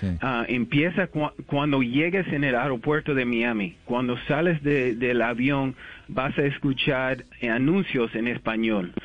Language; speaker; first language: Spanish; early bilingual, heritage; English